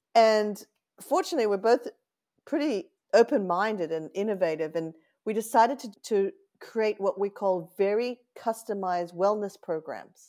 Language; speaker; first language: English; native; English